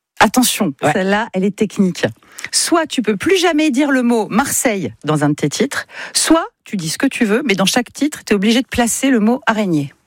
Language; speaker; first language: French; native; French